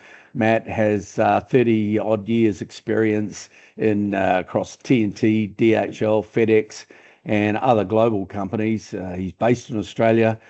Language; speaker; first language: English; native; English